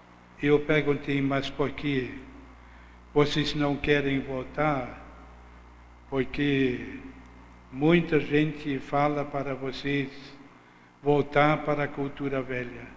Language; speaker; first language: Portuguese; non-native, fluent; German